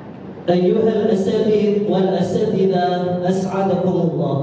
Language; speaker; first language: Arabic; non-native, learner; Indonesian